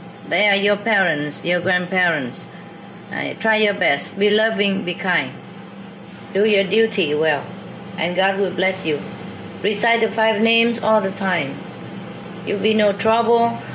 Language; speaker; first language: English; non-native, fluent; Vietnamese